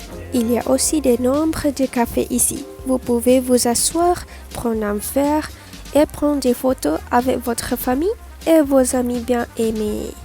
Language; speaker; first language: French; non-native, learner; Malay